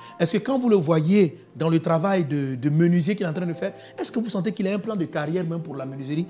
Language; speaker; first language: French; non-native, local second language; Dyula